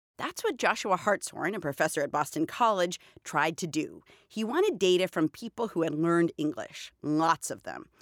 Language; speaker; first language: English; native; English